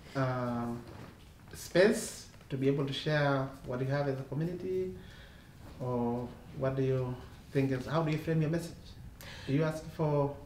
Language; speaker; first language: English; non-native, local second language; Masai